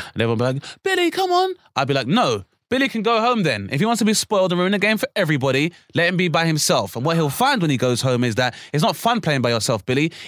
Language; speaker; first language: English; native; English